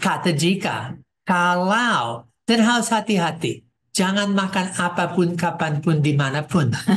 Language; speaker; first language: Indonesian; non-native, fluent; English